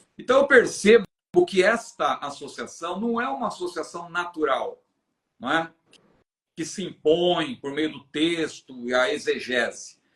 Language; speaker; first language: Portuguese; native; Portuguese